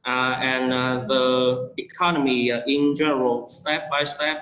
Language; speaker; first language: English; non-native, fluent; Vietnamese